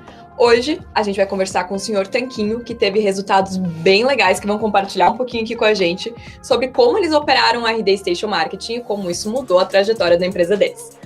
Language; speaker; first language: Portuguese; native; Portuguese